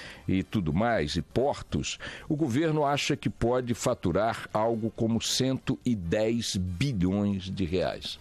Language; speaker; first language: Portuguese; native; Portuguese